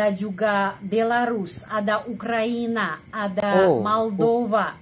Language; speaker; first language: Indonesian; non-native, fluent; Russian